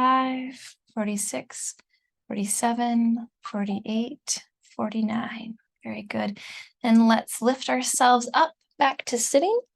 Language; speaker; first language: English; native; English